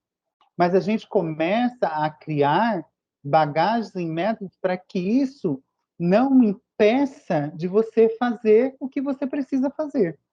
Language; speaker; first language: Portuguese; native; Portuguese